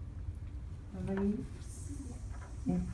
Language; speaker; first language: English; non-native, learner; Korean